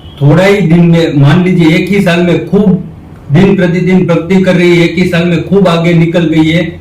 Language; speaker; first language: Hindi; non-native, local second language; Gujarati